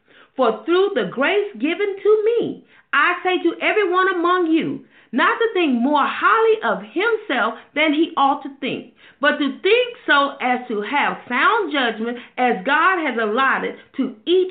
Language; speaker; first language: English; native; English